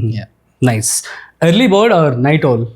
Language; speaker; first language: Telugu; native; Telugu